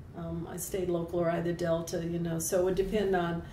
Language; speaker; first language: English; native; English